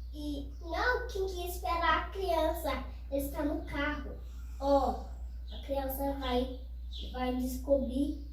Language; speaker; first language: Portuguese; early bilingual, other home language; Haitian Creole